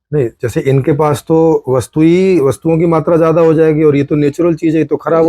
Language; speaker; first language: Hindi; native; Hindi